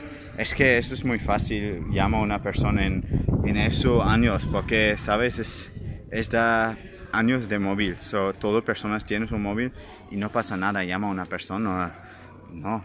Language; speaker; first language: Spanish; non-native, learner; German